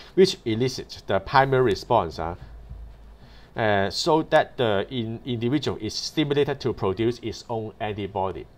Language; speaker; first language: English; non-native, local second language; Cantonese